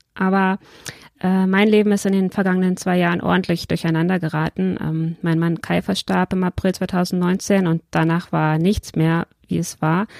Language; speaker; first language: German; native; German